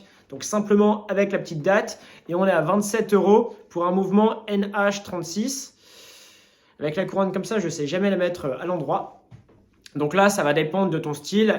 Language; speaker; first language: French; native; French